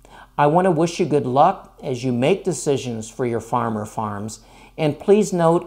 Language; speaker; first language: English; native; English